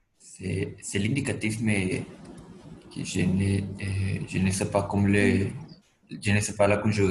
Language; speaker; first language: French; non-native, fluent; Spanish